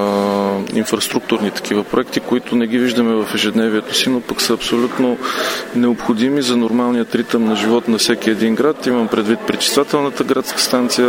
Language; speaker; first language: Bulgarian; native; Bulgarian